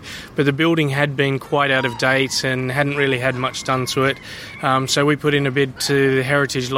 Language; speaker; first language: English; native; English